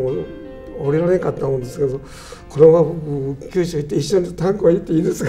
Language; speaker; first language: Japanese; native; Japanese